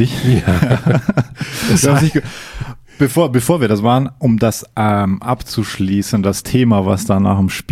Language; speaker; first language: German; native; German